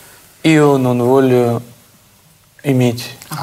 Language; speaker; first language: Italian; non-native, learner; Russian